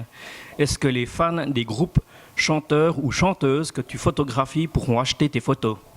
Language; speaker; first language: French; native; French